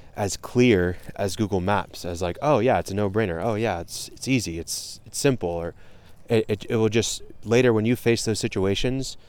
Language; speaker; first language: English; native; English